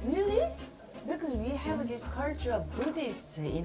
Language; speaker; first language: English; non-native, fluent; Korean